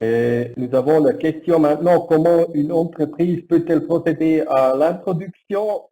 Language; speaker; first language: French; non-native, learner; German